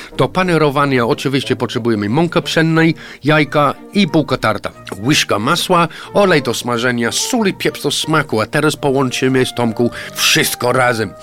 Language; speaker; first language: Polish; non-native, fluent; English